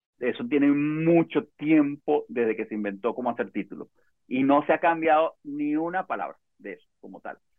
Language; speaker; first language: Spanish; native; Spanish